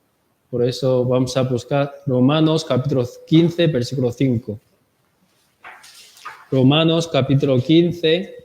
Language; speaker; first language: Spanish; non-native, learner; Korean